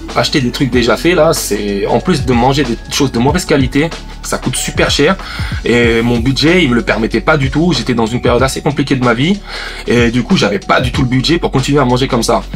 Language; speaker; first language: French; native; French